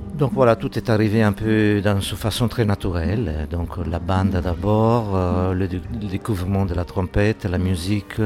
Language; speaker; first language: French; non-native, fluent; Italian